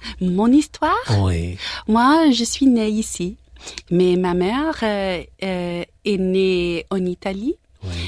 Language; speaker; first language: French; non-native, learner; English